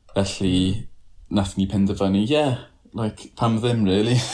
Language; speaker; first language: Welsh; non-native, learner; English